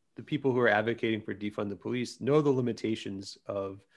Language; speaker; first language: English; early bilingual, other home language; Greek